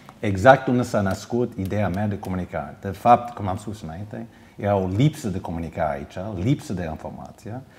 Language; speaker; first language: Romanian; early bilingual, heritage; Romanian